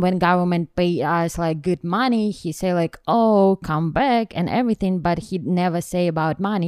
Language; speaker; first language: English; non-native, learner; Ukrainian